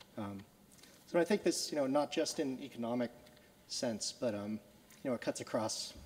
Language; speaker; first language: English; native; English